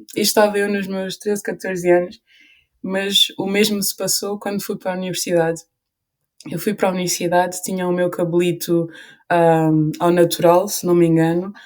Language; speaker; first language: Portuguese; early bilingual, other home language; Upper Guinea Crioulo